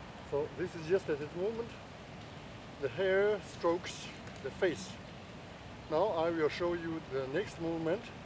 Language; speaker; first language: English; non-native, fluent; Chinese